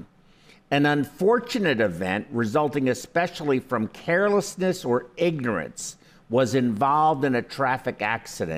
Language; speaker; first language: English; native; English